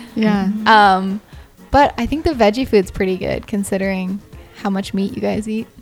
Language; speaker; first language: English; native; English